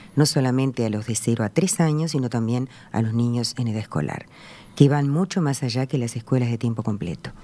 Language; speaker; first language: Spanish; native; Spanish